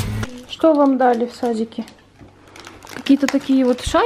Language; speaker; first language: Russian; native; Russian